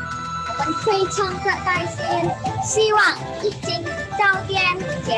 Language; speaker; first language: Chinese; non-native, learner; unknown